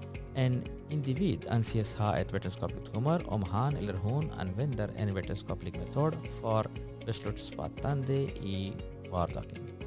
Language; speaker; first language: Swedish; non-native, fluent; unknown